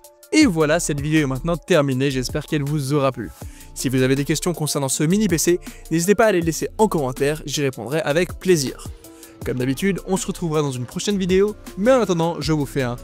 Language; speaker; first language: French; native; French